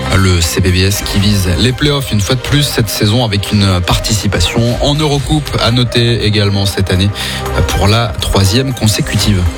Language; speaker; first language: French; native; French